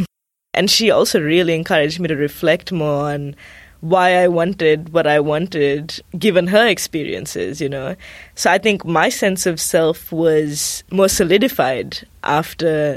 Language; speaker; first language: English; non-native, local second language; Sinhala